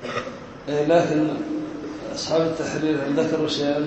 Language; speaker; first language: Arabic; native; Arabic